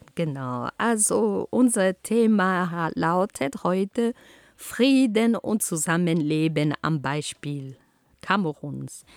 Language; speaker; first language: German; non-native, fluent; Ghomala